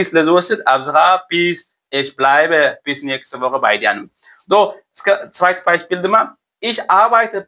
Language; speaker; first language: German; non-native, fluent; Tigrinya